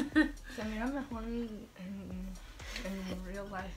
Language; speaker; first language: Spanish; early bilingual, heritage; Spanish